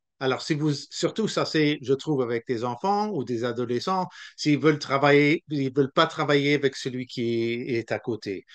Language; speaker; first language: French; non-native, local second language; English